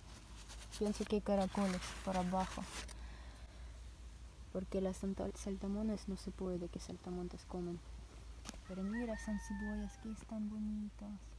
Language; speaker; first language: Spanish; non-native, learner; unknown